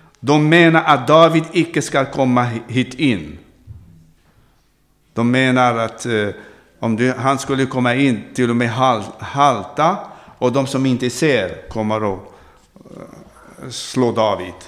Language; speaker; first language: Swedish; non-native, fluent; Arabic